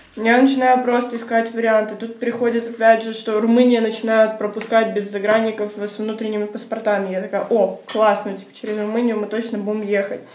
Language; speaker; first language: Russian; native; Russian